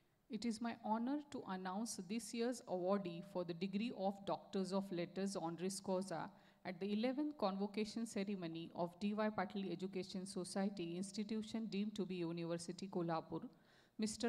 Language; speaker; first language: English; non-native, local second language; Marathi